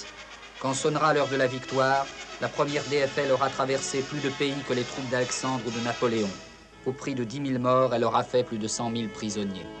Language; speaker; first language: French; native; French